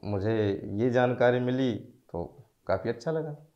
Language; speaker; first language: Hindi; native; Hindi